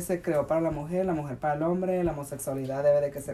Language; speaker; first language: Spanish; early bilingual, heritage; Spanish